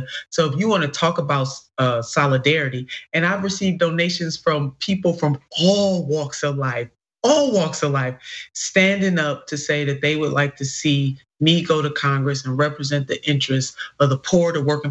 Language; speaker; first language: English; native; English